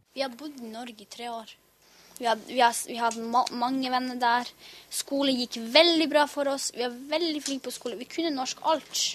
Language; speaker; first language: Norwegian; early bilingual, other home language; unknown